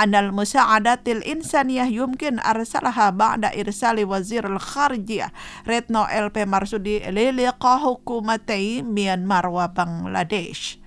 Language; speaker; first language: Arabic; non-native, fluent; Indonesian